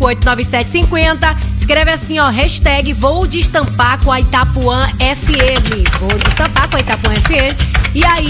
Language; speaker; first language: Portuguese; native; Portuguese